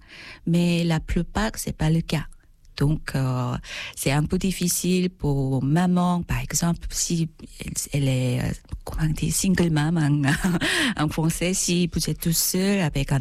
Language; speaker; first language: French; non-native, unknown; Korean